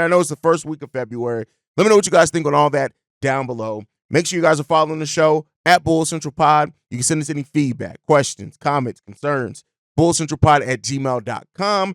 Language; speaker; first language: English; native; English